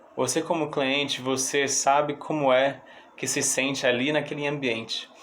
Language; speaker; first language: Portuguese; non-native, fluent; English